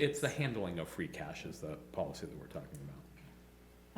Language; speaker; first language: English; native; English